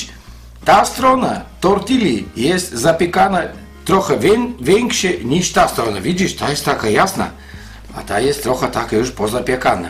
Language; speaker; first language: Polish; non-native, fluent; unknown